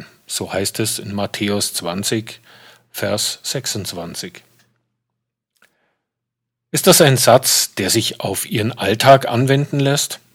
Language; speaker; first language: German; native; German